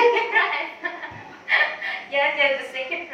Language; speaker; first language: English; non-native, learner; Thai